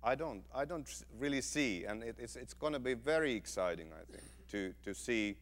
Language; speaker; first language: English; non-native, fluent; Finnish